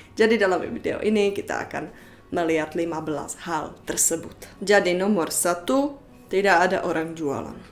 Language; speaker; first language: Indonesian; non-native, fluent; Czech